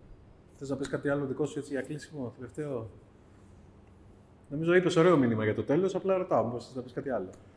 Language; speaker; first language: Greek; native; Greek